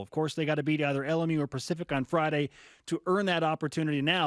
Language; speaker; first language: English; native; English